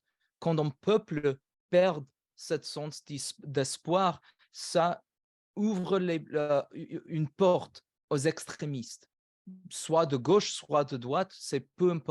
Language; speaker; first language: French; non-native, fluent; English